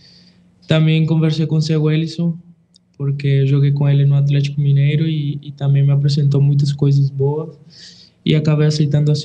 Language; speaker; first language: Portuguese; non-native, fluent; Spanish